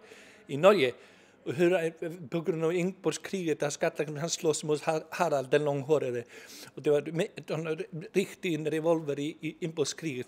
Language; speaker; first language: Swedish; non-native, fluent; Icelandic